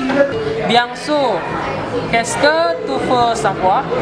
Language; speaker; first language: French; non-native, learner; Indonesian